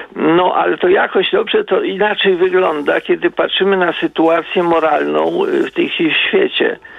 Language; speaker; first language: Polish; native; Polish